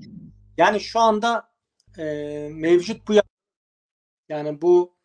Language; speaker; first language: Turkish; native; Turkish